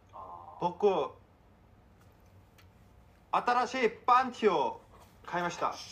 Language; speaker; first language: Japanese; non-native, learner; Korean